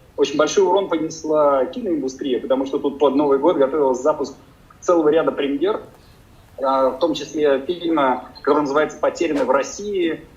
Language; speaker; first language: Russian; native; Russian